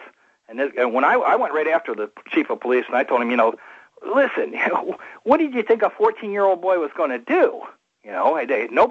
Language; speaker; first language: English; native; English